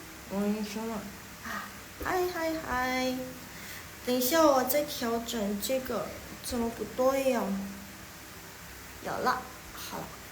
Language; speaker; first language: Chinese; non-native, fluent; Indonesian